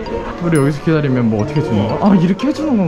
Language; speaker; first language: Korean; native; Korean